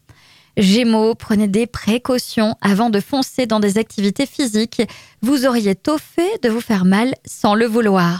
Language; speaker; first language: French; native; French